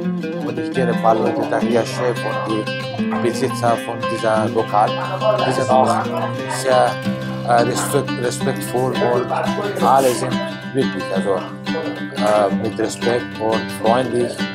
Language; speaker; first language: German; non-native, fluent; Turkish